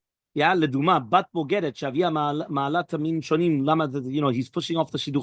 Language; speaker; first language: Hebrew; non-native, fluent; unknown